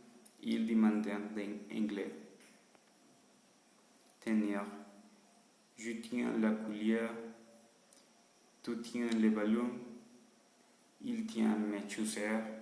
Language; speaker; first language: French; non-native, learner; Spanish